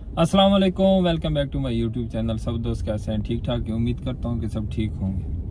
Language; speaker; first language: Urdu; non-native, local second language; Pashto